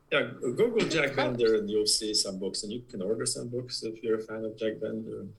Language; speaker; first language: English; non-native, fluent; Polish